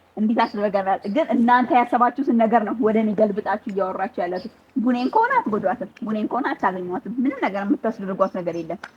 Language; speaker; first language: Amharic; native; Amharic